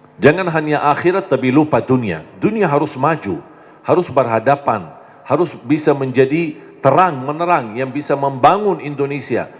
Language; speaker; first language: Indonesian; non-native, fluent; Arabic